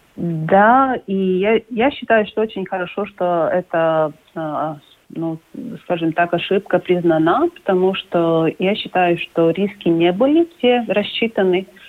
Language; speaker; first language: Russian; non-native, local second language; Latvian